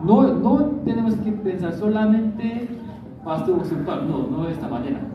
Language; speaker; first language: Spanish; non-native, learner; Korean